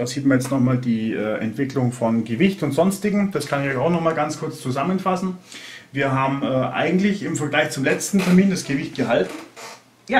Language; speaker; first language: German; native; German